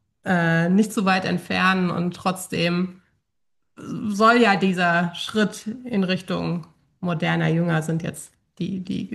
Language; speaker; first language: German; native; German